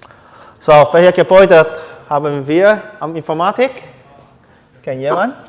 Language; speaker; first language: German; non-native, learner; Chinese